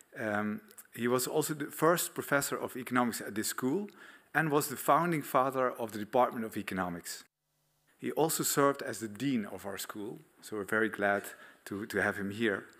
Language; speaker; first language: English; non-native, fluent; Dutch